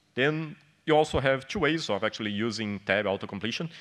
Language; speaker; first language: English; non-native, fluent; Portuguese